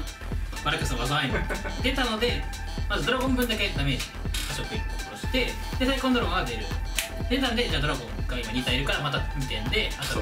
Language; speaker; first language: Japanese; native; Japanese